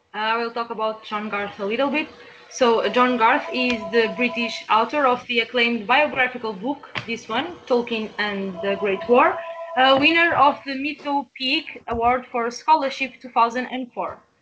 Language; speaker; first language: English; non-native, fluent; Portuguese